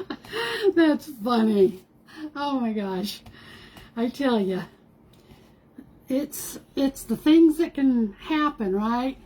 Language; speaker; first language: English; native; English